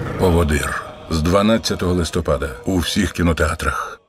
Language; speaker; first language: Ukrainian; early bilingual, heritage; Ukrainian